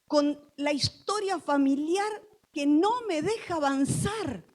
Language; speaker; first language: Spanish; native; Spanish